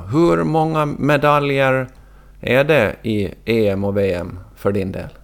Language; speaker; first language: Swedish; native; Swedish